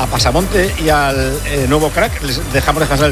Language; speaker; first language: Spanish; native; Spanish